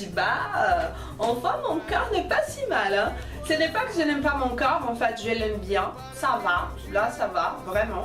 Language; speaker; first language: French; non-native, fluent; Portuguese